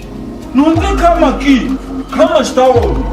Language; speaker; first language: Portuguese; non-native, learner; Kinyarwanda